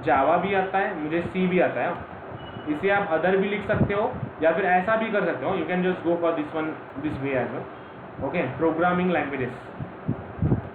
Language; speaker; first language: Hindi; non-native, local second language; Marathi